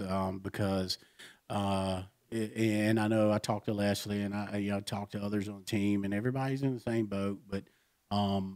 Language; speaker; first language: English; native; English